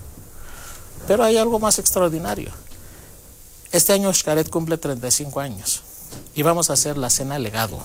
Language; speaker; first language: Spanish; non-native, fluent; Greek